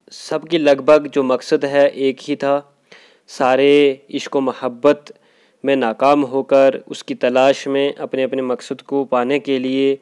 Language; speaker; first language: Urdu; non-native, local second language; Kashmiri